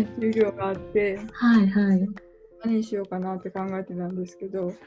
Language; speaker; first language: Japanese; native; Japanese